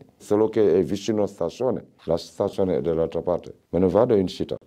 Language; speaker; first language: Italian; non-native, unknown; Wolof